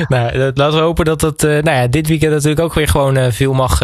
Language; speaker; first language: Dutch; native; Dutch